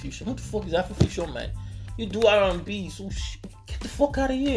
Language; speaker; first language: English; non-native, local second language; Yoruba